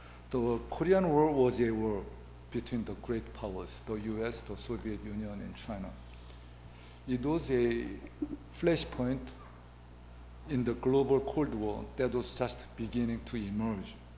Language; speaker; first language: English; non-native, fluent; Korean